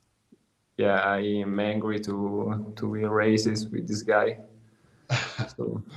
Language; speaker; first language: English; non-native, learner; Italian